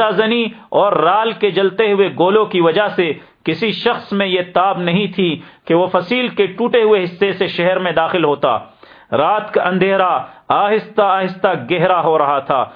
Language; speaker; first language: Urdu; native; Urdu